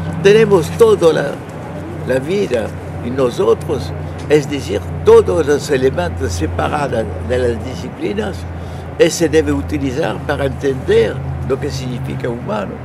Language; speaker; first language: Spanish; non-native, fluent; French